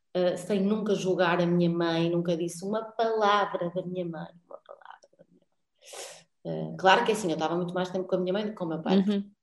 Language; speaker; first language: Portuguese; native; Portuguese